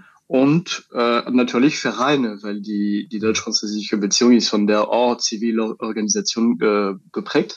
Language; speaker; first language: German; non-native, learner; French